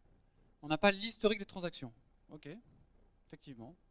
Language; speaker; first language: French; native; French